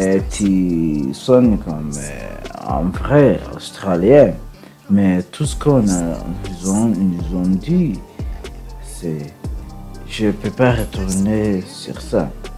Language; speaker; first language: French; non-native, learner; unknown